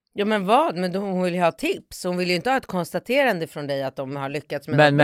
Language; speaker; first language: Swedish; native; Swedish